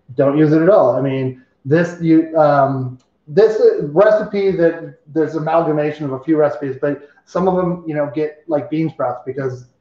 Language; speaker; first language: English; native; English